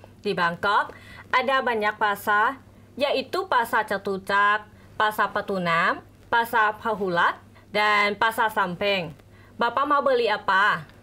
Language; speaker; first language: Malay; non-native, fluent; Thai